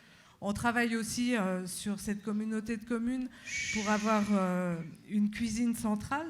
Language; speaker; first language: French; native; French